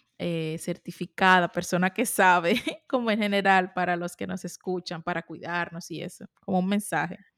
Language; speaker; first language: Spanish; native; Spanish